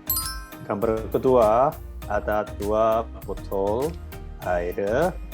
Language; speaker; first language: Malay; non-native, learner; Korean